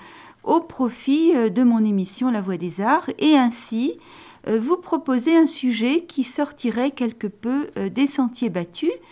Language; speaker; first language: French; native; French